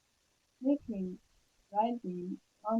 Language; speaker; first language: English; non-native, learner; Chinese